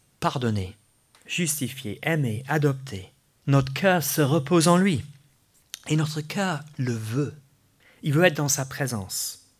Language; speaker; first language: French; non-native, fluent; English